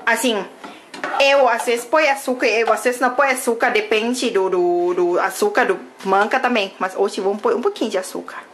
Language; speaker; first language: Portuguese; non-native, fluent; Thai